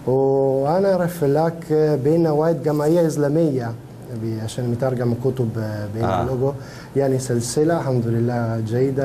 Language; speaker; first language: Arabic; non-native, learner; Italian